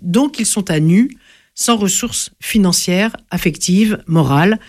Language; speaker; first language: French; native; French